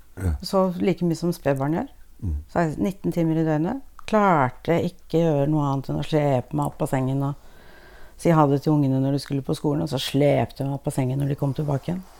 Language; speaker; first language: Norwegian; native; Norwegian